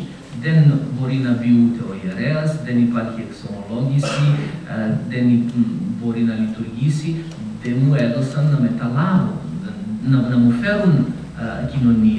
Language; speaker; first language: Greek; non-native, fluent; Macedonian